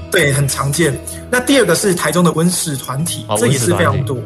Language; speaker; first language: Chinese; native; Chinese